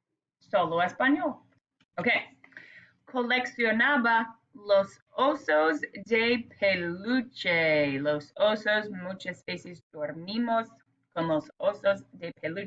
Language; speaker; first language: Spanish; non-native, fluent; English